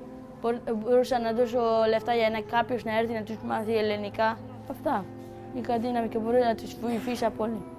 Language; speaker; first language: Greek; non-native, learner; Persian